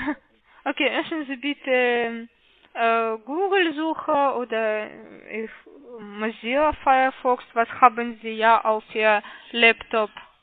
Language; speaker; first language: German; non-native, learner; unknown